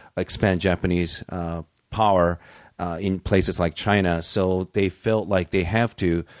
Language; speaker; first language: English; early bilingual, other home language; Japanese